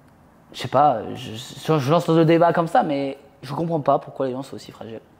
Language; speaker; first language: French; native; French